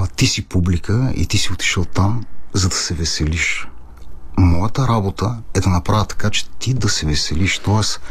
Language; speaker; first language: Bulgarian; non-native, fluent; Italian